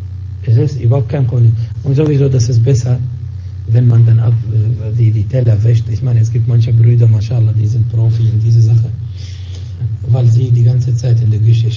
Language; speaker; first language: German; non-native, fluent; Arabic